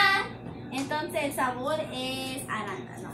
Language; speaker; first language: Spanish; early bilingual, heritage; Spanish